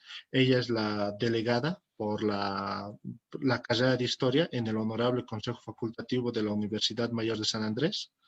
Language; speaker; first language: Spanish; native; Spanish